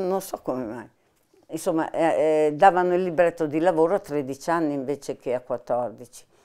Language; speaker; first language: Italian; native; Italian